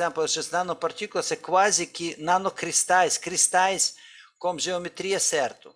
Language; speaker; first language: Portuguese; non-native, fluent; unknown